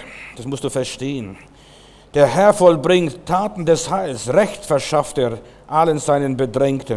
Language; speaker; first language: German; native; German